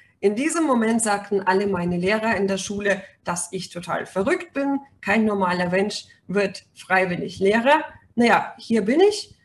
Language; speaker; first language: German; non-native, fluent; Russian